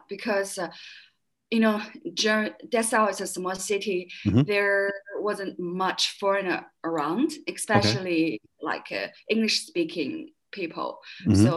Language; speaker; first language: English; non-native, fluent; Chinese